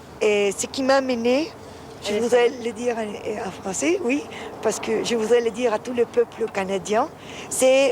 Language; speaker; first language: French; non-native, fluent; Spanish